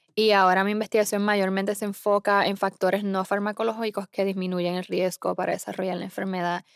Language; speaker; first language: Spanish; native; Spanish